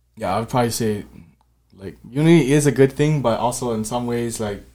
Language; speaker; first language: English; native; English